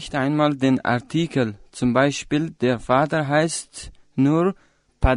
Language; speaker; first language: German; non-native, fluent; Persian